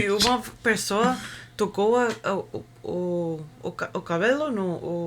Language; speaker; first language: Portuguese; non-native, learner; Spanish